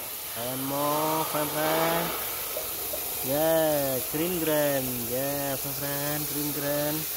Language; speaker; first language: English; non-native, learner; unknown